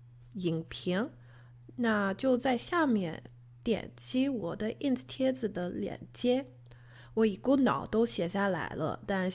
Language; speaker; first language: Chinese; non-native, fluent; English